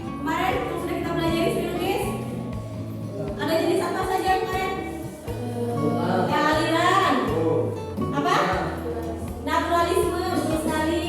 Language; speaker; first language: Indonesian; native; Indonesian